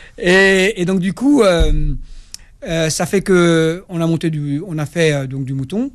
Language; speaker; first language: French; non-native, local second language; Kabyle